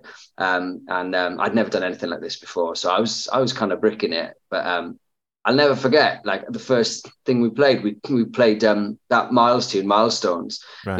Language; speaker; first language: English; native; English